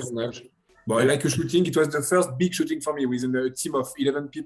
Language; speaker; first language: English; non-native, learner; French